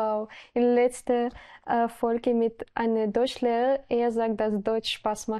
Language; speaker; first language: German; non-native, learner; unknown